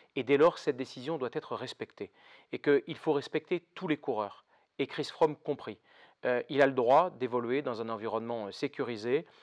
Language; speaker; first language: French; native; French